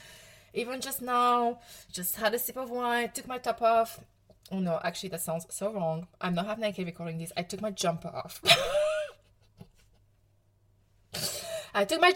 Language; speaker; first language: English; non-native, fluent; French